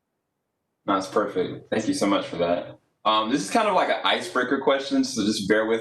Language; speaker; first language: English; native; English